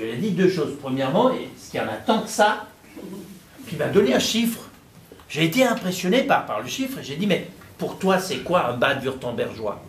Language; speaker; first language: French; native; French